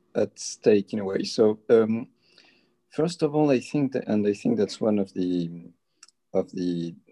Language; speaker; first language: English; early bilingual, other home language; Spanish